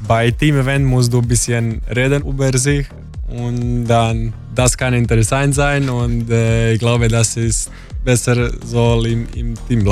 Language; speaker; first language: German; non-native, learner; Croatian